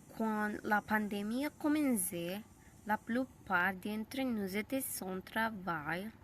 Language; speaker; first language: French; non-native, learner; Spanish